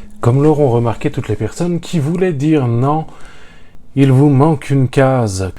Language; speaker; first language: French; native; French